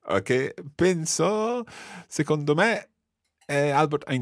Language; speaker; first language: Italian; non-native, fluent; English